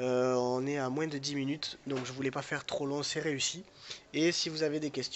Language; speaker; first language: French; native; French